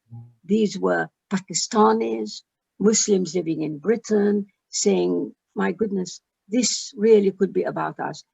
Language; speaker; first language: English; early bilingual, other home language; Arabic